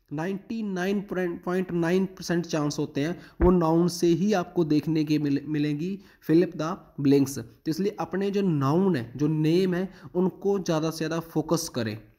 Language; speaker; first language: Hindi; non-native, local second language; Punjabi